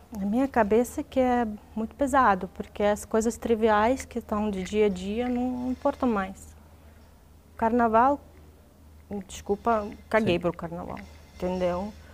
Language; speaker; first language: Portuguese; non-native, fluent; Russian